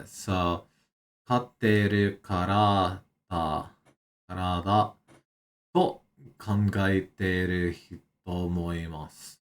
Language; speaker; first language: Japanese; non-native, learner; English